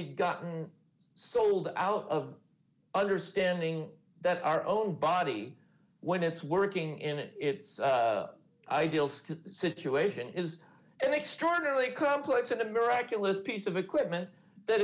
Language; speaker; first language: English; native; English